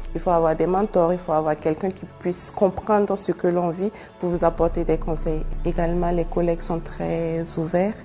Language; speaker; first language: French; non-native, local second language; Mossi